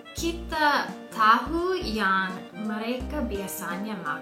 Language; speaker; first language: Indonesian; non-native, learner; English